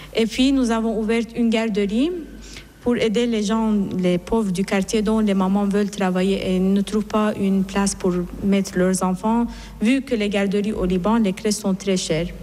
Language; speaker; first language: French; non-native, fluent; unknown